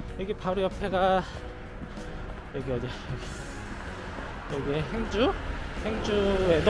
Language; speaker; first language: Korean; native; Korean